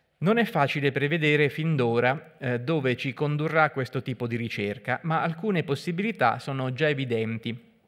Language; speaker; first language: Italian; native; Italian